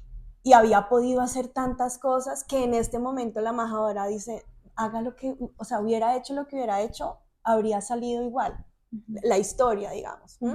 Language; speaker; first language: Spanish; native; Spanish